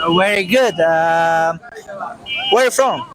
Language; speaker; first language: English; non-native, learner; Persian